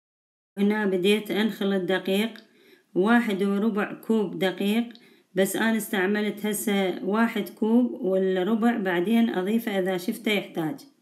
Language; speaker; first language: Arabic; native; Arabic